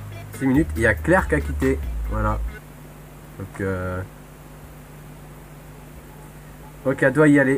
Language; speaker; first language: French; native; French